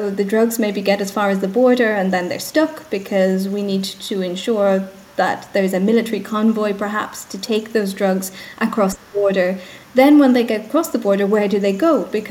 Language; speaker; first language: English; native; English